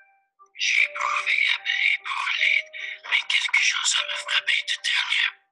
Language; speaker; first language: French; non-native, learner; English